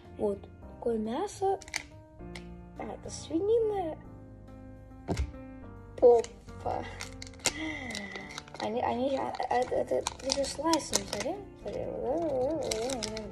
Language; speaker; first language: Russian; early bilingual, heritage; Russian